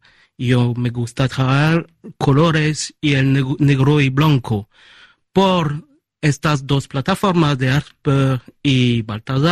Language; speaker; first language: Spanish; early bilingual, heritage; Spanish